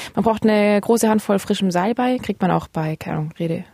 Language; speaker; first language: German; native; German